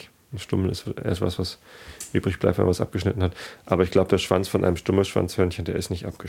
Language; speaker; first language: German; native; German